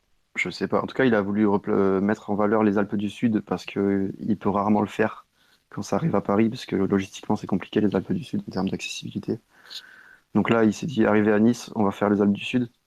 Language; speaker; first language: French; native; French